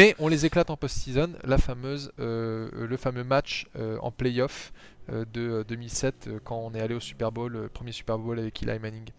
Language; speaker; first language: French; native; French